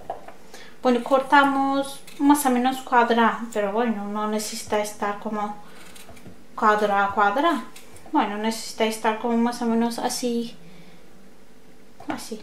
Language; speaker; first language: Spanish; non-native, learner; Turkish